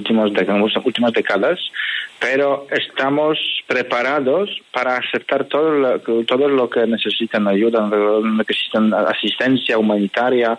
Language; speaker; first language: Spanish; non-native, fluent; Polish